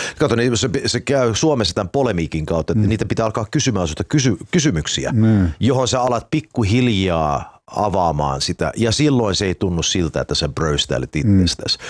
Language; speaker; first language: Finnish; early bilingual, heritage; Finnish